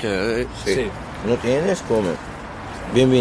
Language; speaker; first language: Spanish; non-native, learner; Arabic